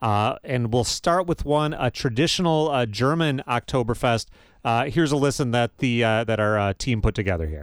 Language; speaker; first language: English; native; English